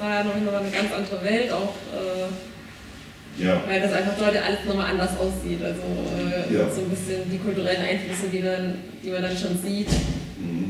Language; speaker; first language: German; native; German